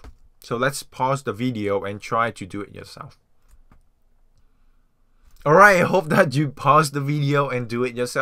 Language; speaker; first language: English; non-native, fluent; Vietnamese